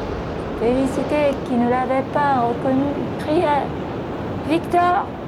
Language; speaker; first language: French; native; French